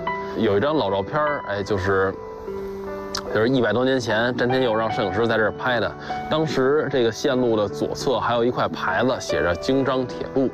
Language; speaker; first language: Chinese; native; Chinese